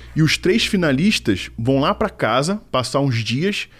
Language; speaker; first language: Portuguese; native; Portuguese